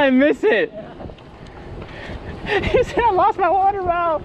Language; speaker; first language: English; native; English